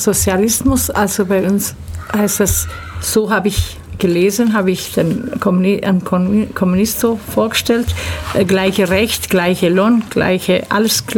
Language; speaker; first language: German; early bilingual, other home language; Turkish